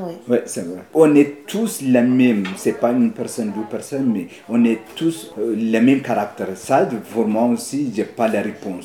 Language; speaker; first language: French; non-native, learner; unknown